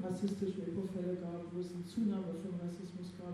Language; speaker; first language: German; native; German